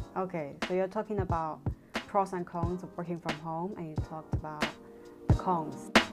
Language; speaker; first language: English; non-native, fluent; Chinese